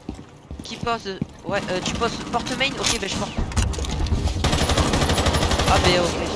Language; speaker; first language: French; native; French